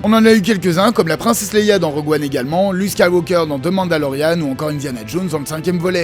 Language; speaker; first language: French; native; French